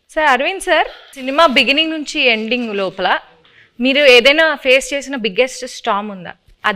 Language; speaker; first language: Telugu; native; Telugu